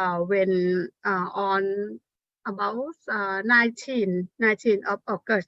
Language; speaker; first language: English; non-native, learner; Thai